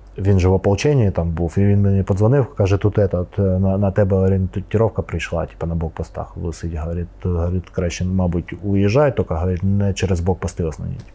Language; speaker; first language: Ukrainian; non-native, local second language; Russian